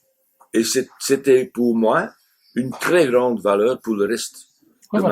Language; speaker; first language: French; non-native, fluent; Dutch